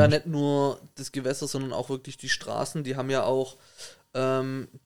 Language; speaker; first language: German; native; German